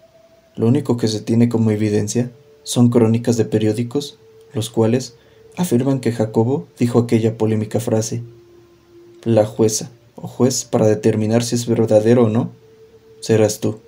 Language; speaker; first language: Spanish; native; Spanish